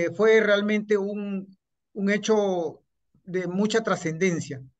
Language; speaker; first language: Spanish; native; Spanish